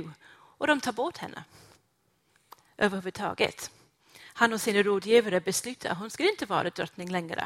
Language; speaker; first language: Swedish; non-native, fluent; English